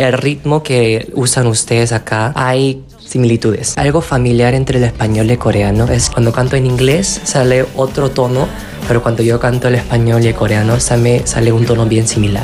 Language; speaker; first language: Spanish; non-native, fluent; Korean